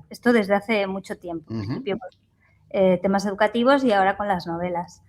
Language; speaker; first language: Spanish; native; Spanish